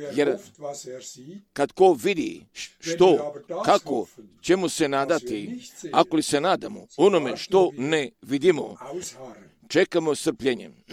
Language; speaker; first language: Croatian; early bilingual, heritage; Croatian